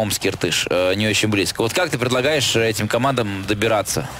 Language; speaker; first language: Russian; native; Russian